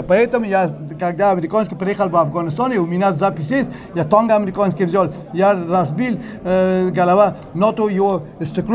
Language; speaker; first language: Russian; non-native, learner; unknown